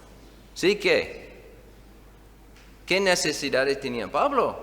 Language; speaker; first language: Spanish; non-native, fluent; English